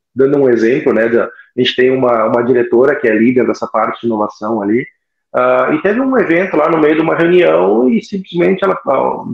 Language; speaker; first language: Portuguese; native; Portuguese